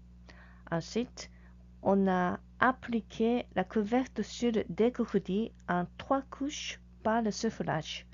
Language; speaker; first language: French; non-native, fluent; Japanese